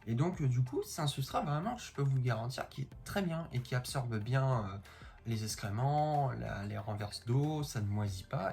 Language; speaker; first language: French; native; French